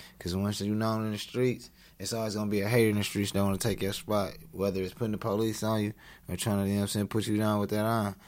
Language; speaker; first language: English; native; English